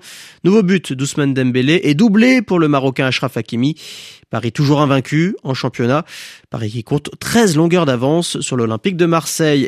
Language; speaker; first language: French; native; French